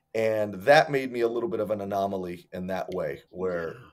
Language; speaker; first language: English; native; English